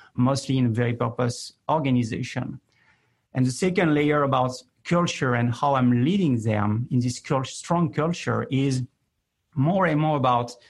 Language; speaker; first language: English; non-native, fluent; French